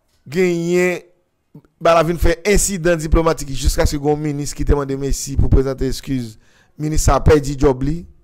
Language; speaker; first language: French; non-native, local second language; Haitian Creole